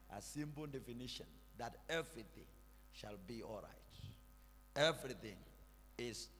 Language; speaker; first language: English; non-native, local second language; Swahili